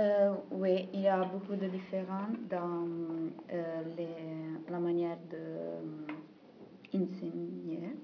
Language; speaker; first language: French; non-native, learner; Italian